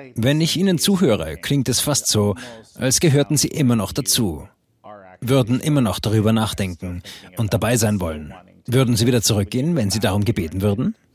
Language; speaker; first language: German; non-native, fluent; French